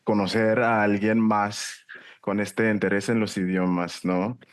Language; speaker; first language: Spanish; non-native, fluent; English